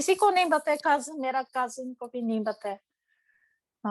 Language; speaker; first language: Hindi; non-native, learner; Japanese